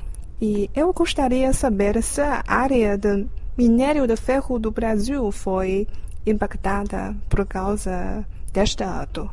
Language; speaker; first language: Portuguese; non-native, fluent; Chinese